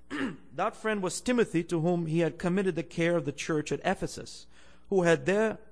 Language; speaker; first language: English; non-native, fluent; Bulgarian